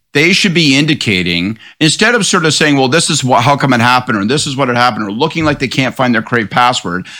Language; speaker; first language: English; native; English